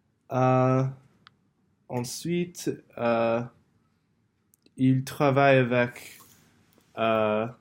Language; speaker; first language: French; non-native, learner; English